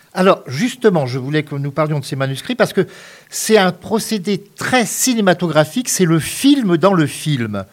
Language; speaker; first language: French; native; French